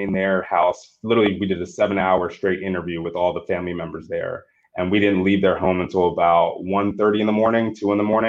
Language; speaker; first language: English; native; English